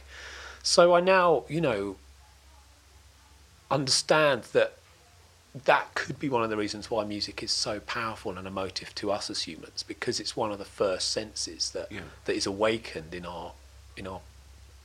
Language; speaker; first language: English; native; English